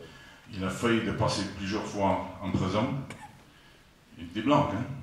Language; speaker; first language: French; non-native, fluent; Afrikaans